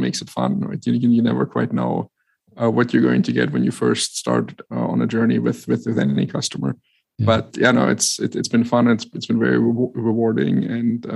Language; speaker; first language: English; non-native, fluent; German